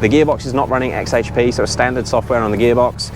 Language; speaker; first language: English; native; English